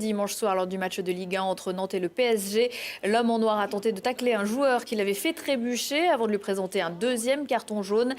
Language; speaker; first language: French; native; French